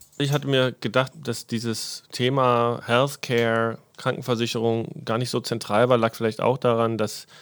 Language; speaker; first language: German; native; German